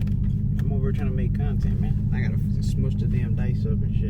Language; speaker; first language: English; native; English